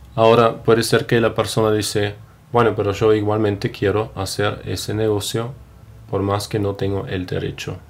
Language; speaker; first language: Spanish; non-native, fluent; German